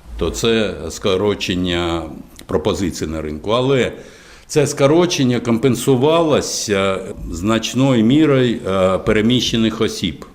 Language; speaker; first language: Ukrainian; non-native, local second language; Russian